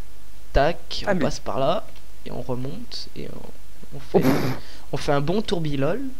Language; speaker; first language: French; native; French